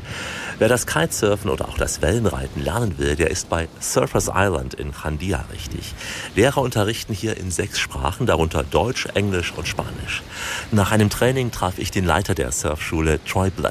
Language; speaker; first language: German; native; German